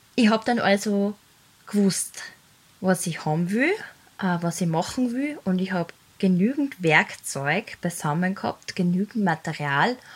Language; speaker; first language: German; native; German